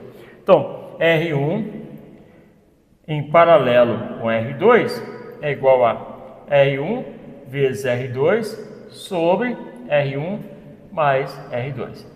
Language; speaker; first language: Portuguese; native; Portuguese